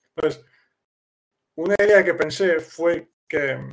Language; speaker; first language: Spanish; native; Spanish